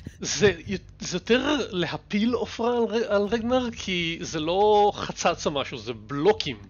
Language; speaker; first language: Hebrew; native; Hebrew